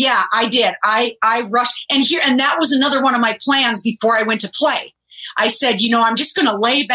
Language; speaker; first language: English; early bilingual, other home language; German